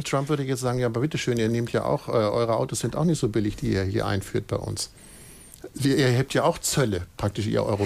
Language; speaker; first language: German; native; German